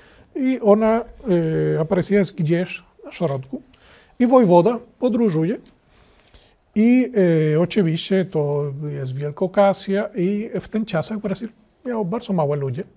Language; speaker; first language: Polish; non-native, learner; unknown